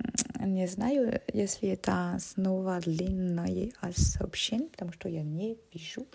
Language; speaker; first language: Russian; non-native, learner; French